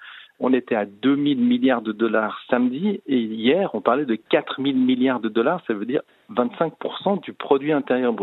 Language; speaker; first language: French; native; French